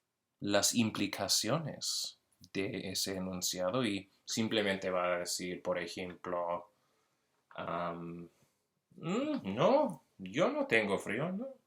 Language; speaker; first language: Spanish; early bilingual, heritage; Spanish